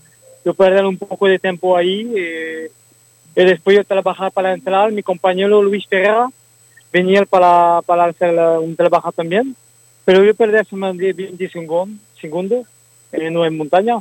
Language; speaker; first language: Spanish; non-native, learner; French